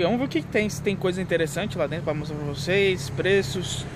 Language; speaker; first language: Portuguese; native; Portuguese